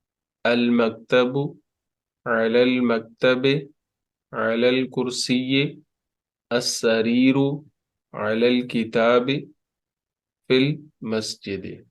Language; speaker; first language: Arabic; non-native, fluent; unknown